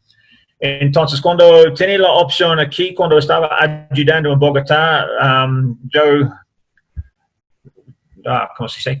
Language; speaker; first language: Spanish; non-native, learner; English